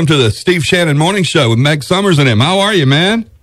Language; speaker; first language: English; native; English